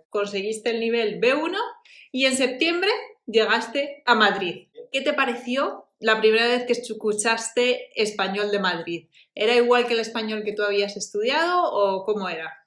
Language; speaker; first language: Spanish; native; Spanish